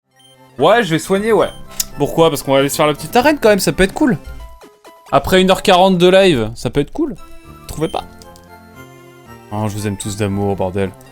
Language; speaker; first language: French; native; French